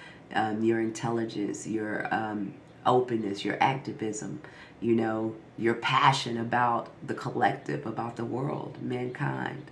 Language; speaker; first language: English; native; English